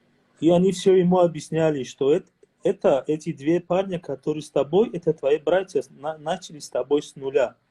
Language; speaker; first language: Russian; non-native, fluent; Tajik